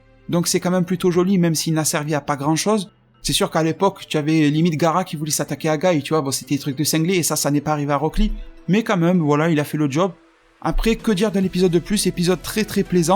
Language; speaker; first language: French; native; French